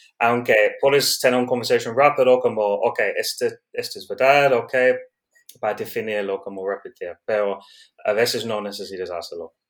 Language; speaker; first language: Spanish; non-native, learner; English